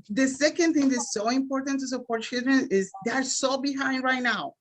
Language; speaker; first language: English; non-native, learner; Spanish